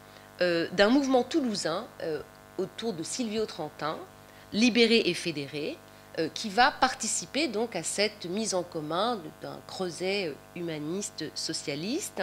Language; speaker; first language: French; native; French